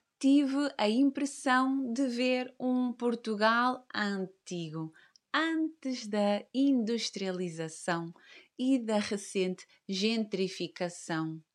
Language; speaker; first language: Portuguese; native; Portuguese